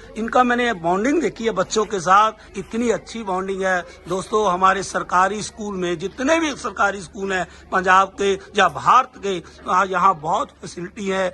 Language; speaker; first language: Hindi; non-native, local second language; Punjabi